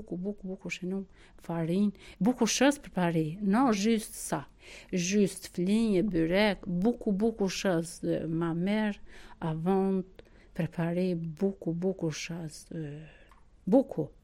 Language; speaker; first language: French; non-native, learner; Albanian